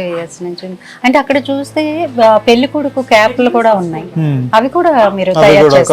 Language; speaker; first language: Telugu; native; Telugu